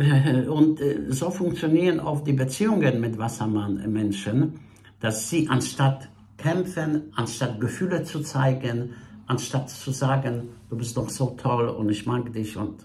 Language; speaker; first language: German; non-native, fluent; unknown